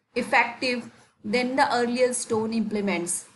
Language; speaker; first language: English; non-native, local second language; Hindi